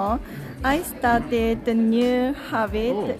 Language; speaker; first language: English; non-native, learner; Japanese